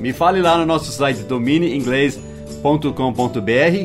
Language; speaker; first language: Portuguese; early bilingual, other home language; English